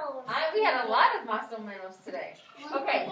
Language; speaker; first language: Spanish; non-native, fluent; English